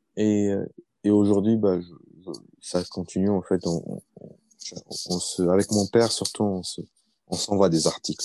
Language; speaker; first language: French; early bilingual, other home language; Arabic